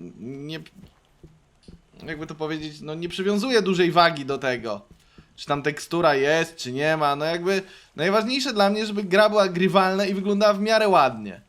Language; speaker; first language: Polish; native; Polish